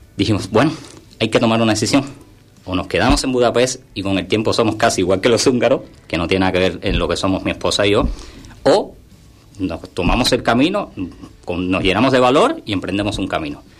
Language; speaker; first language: Spanish; native; Spanish